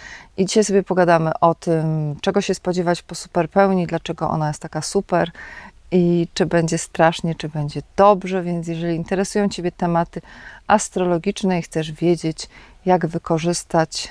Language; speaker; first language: Polish; native; Polish